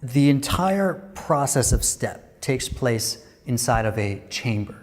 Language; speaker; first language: English; native; English